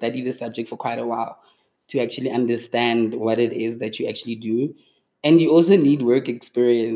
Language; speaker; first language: English; non-native, local second language; Tswana